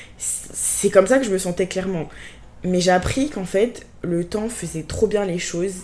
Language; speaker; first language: French; native; French